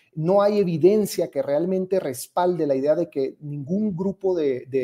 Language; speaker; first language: Spanish; native; Spanish